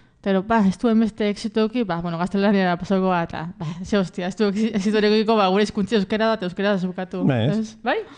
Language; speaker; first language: Basque; native; Basque